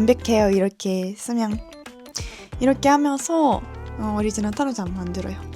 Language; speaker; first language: Korean; non-native, learner; Japanese